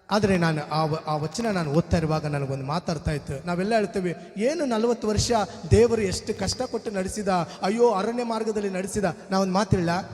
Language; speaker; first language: Kannada; non-native, local second language; Telugu